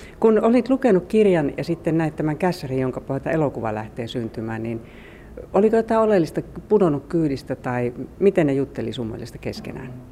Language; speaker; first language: Finnish; native; Finnish